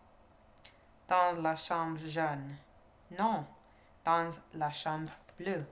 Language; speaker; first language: French; non-native, learner; English